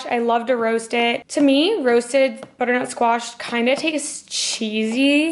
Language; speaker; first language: English; native; English